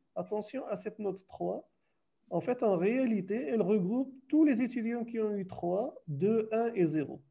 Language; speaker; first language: French; non-native, local second language; Arabic